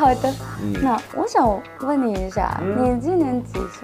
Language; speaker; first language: Chinese; non-native, fluent; Malay